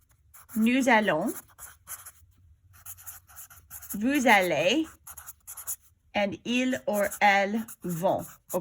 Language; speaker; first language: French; non-native, fluent; English